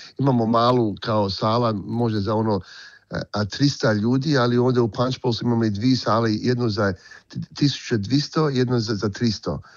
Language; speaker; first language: Croatian; early bilingual, heritage; Croatian